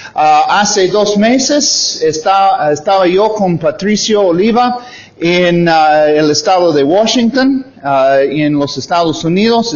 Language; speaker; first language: Spanish; non-native, fluent; English